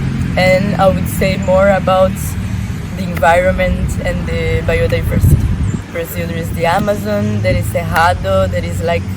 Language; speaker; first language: English; non-native, fluent; Portuguese